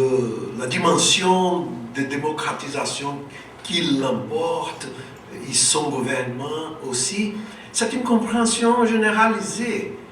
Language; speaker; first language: French; non-native, local second language; Portuguese